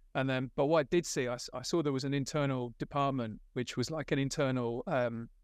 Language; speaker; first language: English; native; English